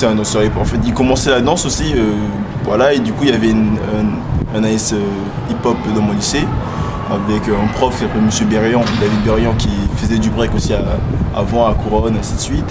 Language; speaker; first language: French; native; French